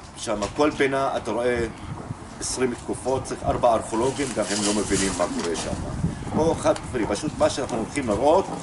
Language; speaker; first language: Hebrew; non-native, local second language; Arabic